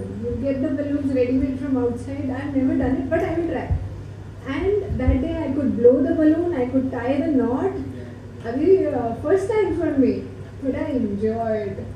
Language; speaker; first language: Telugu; non-native, learner; Hindi